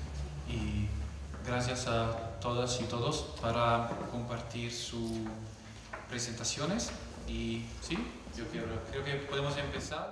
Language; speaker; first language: Spanish; non-native, fluent; Italian